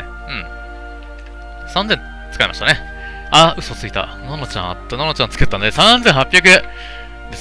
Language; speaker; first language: Japanese; native; Japanese